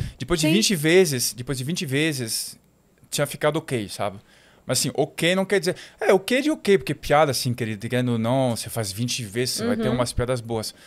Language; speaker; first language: Portuguese; non-native, fluent; French